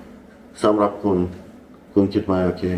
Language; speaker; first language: Thai; non-native, learner; English